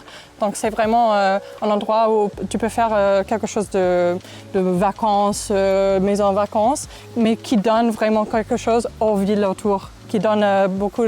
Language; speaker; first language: French; non-native, fluent; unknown